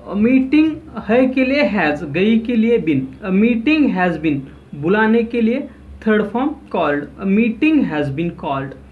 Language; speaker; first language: Hindi; non-native, local second language; Marathi